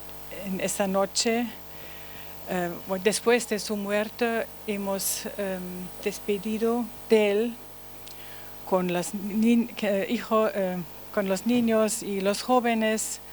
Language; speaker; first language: Spanish; non-native, learner; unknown